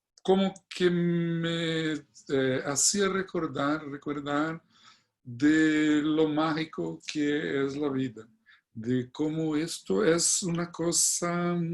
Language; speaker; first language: Spanish; non-native, fluent; Portuguese